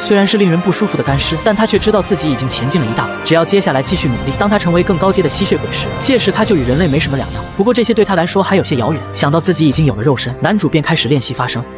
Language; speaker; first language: Chinese; native; Chinese